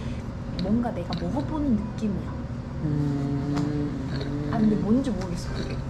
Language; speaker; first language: Korean; early bilingual, heritage; Korean